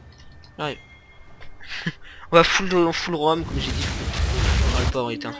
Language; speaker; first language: French; native; French